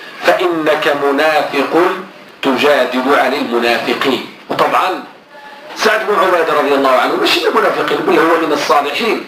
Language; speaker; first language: Arabic; native; Arabic